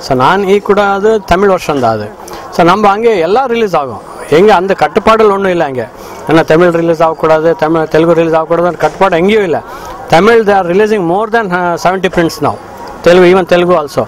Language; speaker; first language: Tamil; non-native, local second language; Kannada